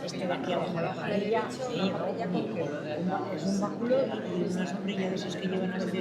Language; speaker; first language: Spanish; native; Spanish